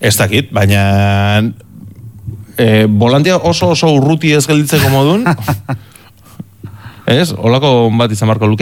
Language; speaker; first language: Basque; native; Basque